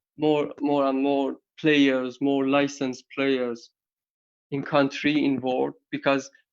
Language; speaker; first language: English; non-native, learner; Persian